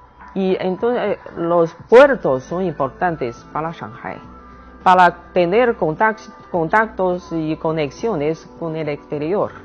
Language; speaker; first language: Spanish; non-native, fluent; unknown